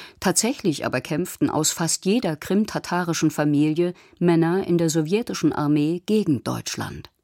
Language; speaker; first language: German; native; German